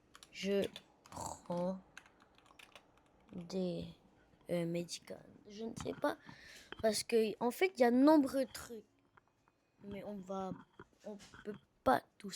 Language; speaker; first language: French; non-native, learner; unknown